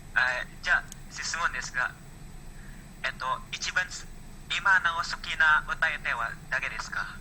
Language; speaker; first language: Japanese; non-native, fluent; Indonesian